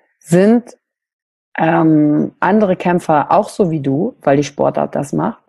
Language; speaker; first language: German; native; German